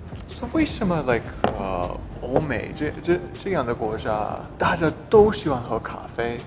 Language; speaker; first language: Chinese; non-native, learner; English